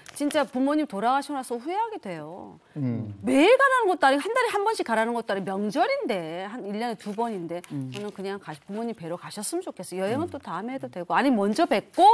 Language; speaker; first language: Korean; native; Korean